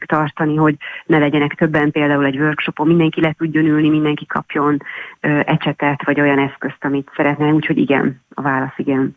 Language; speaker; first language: Hungarian; native; Hungarian